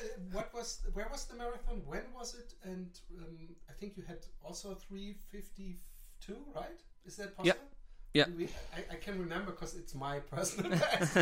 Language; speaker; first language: English; non-native, fluent; German